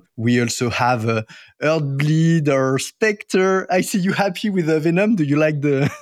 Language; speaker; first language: English; non-native, fluent; French